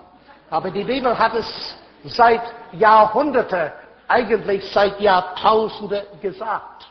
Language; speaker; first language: German; non-native, fluent; English